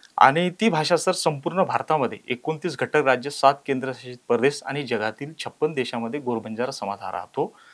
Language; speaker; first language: Marathi; non-native, local second language; Lambadi